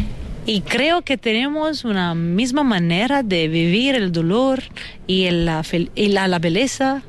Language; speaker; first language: Spanish; non-native, fluent; Italian